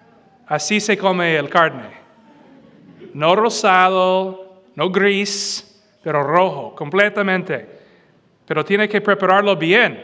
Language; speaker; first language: Spanish; non-native, fluent; English